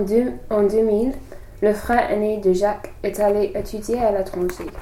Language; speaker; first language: French; non-native, learner; English